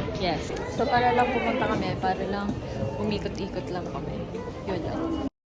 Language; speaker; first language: Filipino; early bilingual, heritage; Japanese